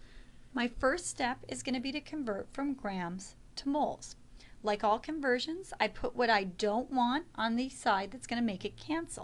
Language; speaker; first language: English; native; English